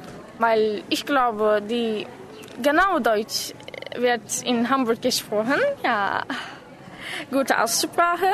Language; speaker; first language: German; non-native, learner; Turkish